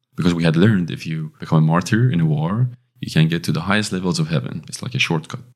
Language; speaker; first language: English; non-native, fluent; Persian